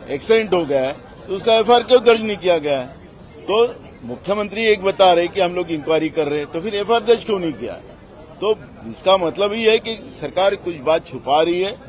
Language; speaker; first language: Hindi; non-native, local second language; Marathi